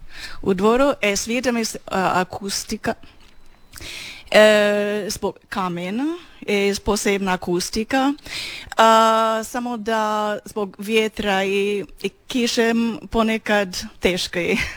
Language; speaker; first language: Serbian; non-native, learner; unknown